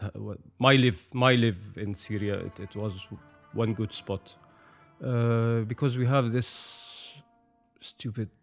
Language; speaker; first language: English; non-native, fluent; Arabic